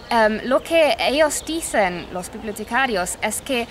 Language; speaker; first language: Spanish; non-native, fluent; English